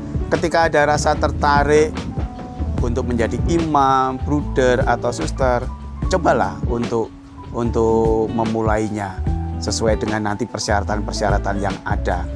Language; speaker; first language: Indonesian; non-native, local second language; Javanese